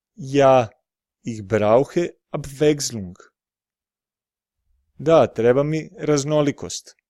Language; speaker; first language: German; non-native, fluent; Serbian